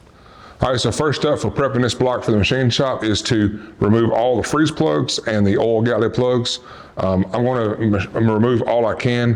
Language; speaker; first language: English; native; English